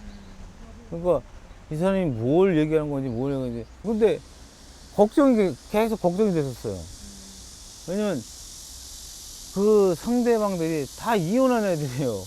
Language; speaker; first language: Korean; native; Korean